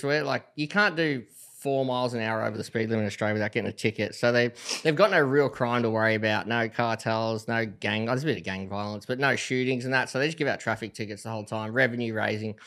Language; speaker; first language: English; native; English